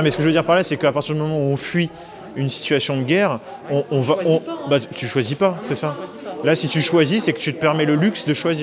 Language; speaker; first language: French; native; French